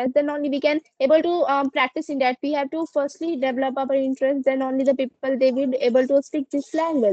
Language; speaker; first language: English; non-native, learner; Hindi